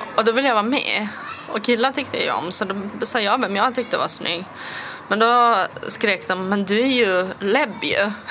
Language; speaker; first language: Swedish; early bilingual, other home language; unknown